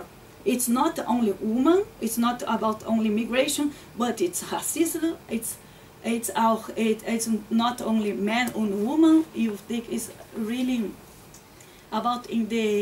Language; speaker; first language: English; non-native, learner; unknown